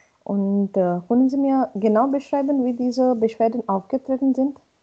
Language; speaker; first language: German; non-native, learner; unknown